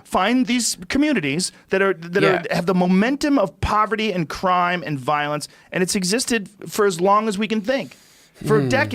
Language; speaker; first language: English; native; English